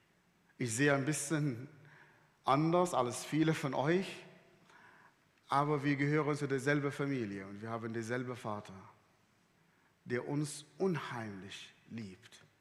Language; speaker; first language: German; non-native, fluent; Arabic